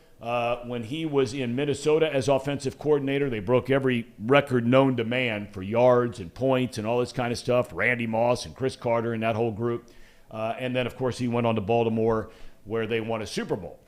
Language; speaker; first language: English; native; English